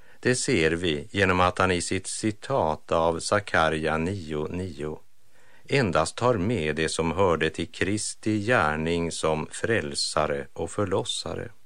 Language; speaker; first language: Swedish; native; Swedish